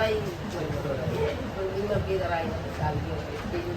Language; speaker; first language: Hindi; non-native, local second language; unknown